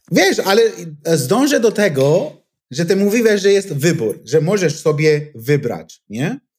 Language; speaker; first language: Polish; non-native, fluent; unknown